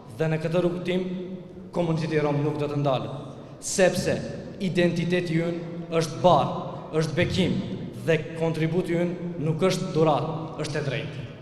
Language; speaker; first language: Albanian; non-native, local second language; Romany